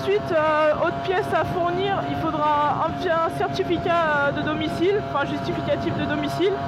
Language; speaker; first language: French; native; French